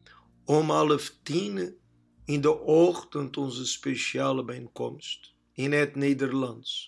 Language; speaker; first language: Dutch; non-native, learner; Portuguese